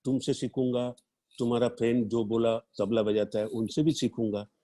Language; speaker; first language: Hindi; non-native, local second language; Bangla